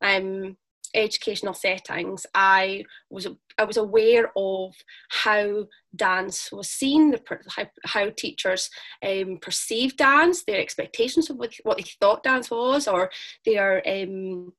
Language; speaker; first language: English; native; English